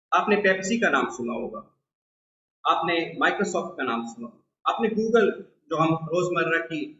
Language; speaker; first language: Hindi; non-native, local second language; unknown